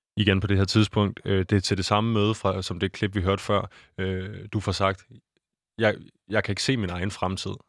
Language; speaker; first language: Danish; native; Danish